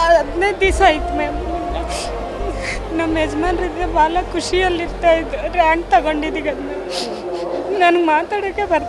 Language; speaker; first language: Kannada; non-native, local second language; Telugu